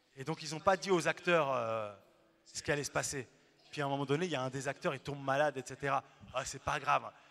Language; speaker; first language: French; native; French